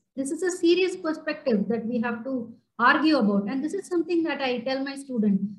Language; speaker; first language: English; non-native, local second language; Tamil